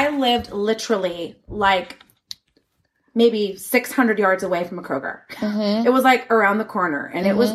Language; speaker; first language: English; early bilingual, other home language; Norwegian